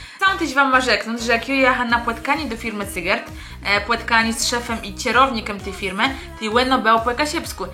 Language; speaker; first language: Polish; non-native, local second language; Kashubian